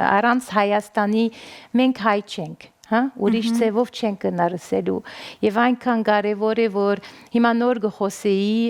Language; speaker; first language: Armenian; early bilingual, heritage; Armenian